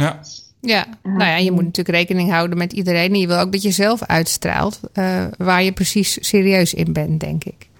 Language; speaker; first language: Dutch; native; Dutch